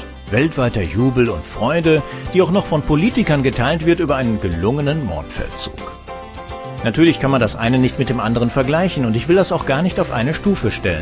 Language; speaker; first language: German; native; German